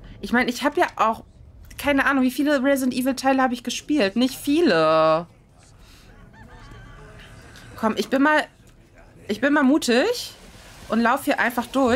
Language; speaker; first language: German; native; German